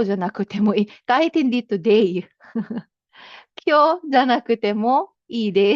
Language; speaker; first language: Japanese; non-native, fluent; Filipino